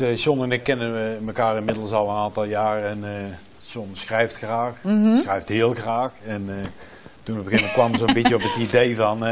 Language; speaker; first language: Dutch; native; Dutch